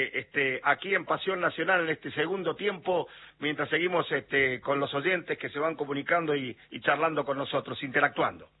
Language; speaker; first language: Spanish; native; Spanish